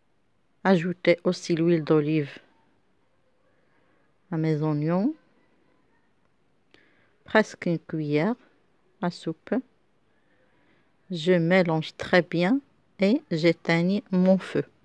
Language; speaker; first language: French; non-native, local second language; Arabic